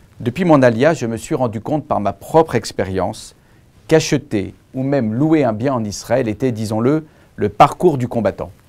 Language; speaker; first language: French; native; French